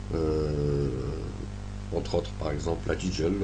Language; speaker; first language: French; non-native, local second language; Arabic